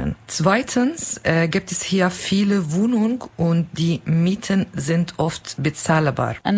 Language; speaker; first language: German; non-native, learner; Kurdish